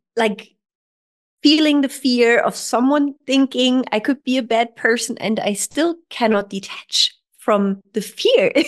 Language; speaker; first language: English; non-native, fluent; German